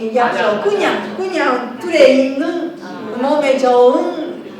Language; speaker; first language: Korean; non-native, fluent; Japanese